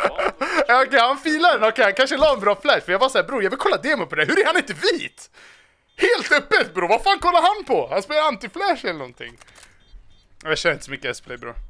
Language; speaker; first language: Swedish; native; Swedish